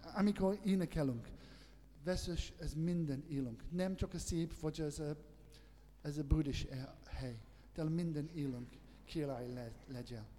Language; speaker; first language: Hungarian; non-native, learner; English